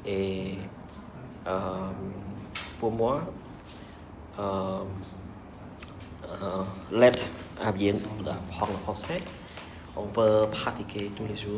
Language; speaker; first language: French; non-native, learner; Vietnamese